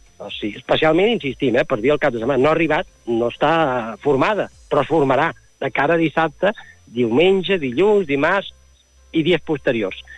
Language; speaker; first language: Catalan; native; Catalan